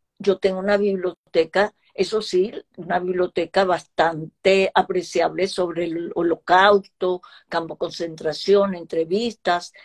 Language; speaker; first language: Spanish; early bilingual, other home language; Hebrew